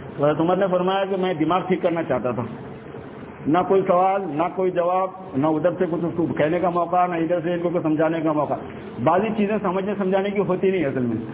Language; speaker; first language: Urdu; native; Urdu